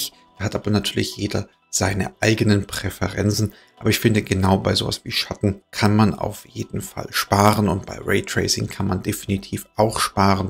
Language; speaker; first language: German; native; German